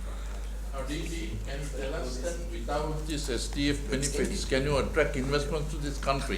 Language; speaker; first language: English; non-native, local second language; Sinhala